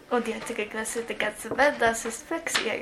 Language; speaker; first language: German; early bilingual, other home language; Croatian